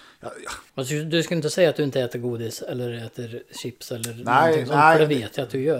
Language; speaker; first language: Swedish; native; Swedish